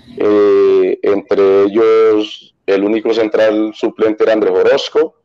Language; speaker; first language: Spanish; native; Spanish